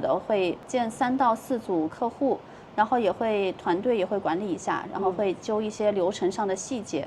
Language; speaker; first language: Chinese; native; Chinese